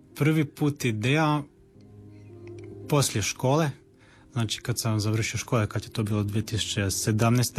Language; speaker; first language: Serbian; early bilingual, heritage; Croatian